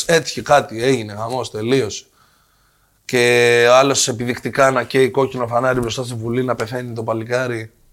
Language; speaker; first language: Greek; native; Greek